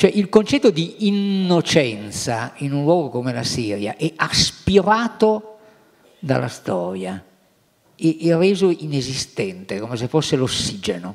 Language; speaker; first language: Italian; native; Italian